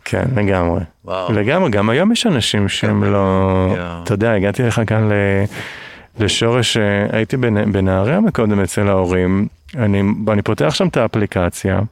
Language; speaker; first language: Hebrew; native; Hebrew